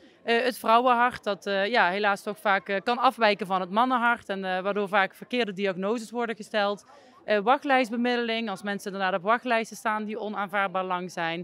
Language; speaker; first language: Dutch; native; Dutch